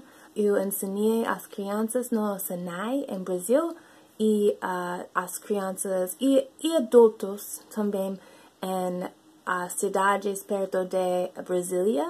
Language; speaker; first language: Portuguese; non-native, learner; English